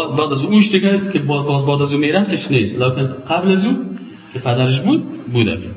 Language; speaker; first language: Persian; native; Persian